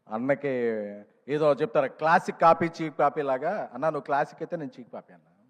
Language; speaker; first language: Telugu; native; Telugu